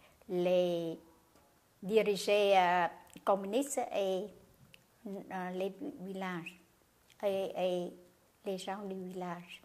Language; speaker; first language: French; non-native, learner; Khmer